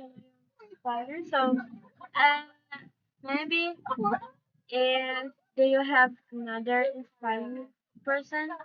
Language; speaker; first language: English; non-native, learner; Indonesian